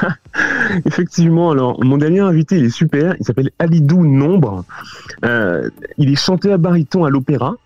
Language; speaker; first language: French; native; French